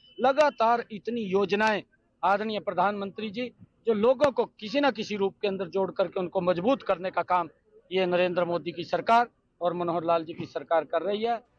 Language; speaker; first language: Hindi; native; Hindi